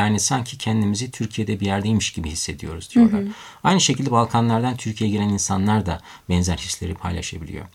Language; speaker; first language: Turkish; native; Turkish